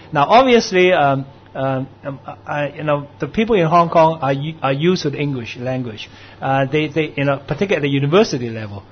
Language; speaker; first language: English; non-native, local second language; Cantonese